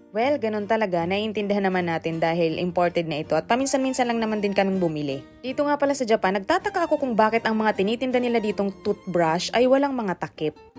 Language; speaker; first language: Filipino; native; Filipino